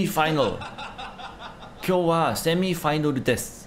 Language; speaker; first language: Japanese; non-native, learner; Korean